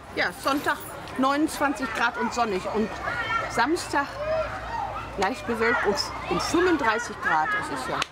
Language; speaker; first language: German; native; German